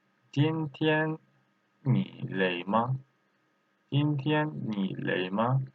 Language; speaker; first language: Chinese; non-native, fluent; Turkish